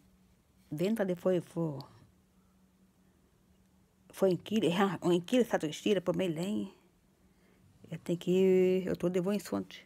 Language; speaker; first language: Swedish; non-native, learner; Portuguese